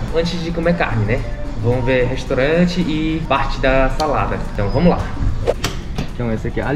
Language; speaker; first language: Portuguese; non-native, fluent; Korean